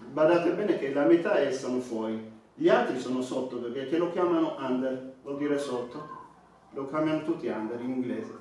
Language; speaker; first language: Italian; non-native, fluent; Tigrinya